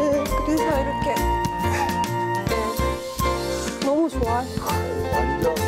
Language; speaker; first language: Korean; non-native, fluent; Russian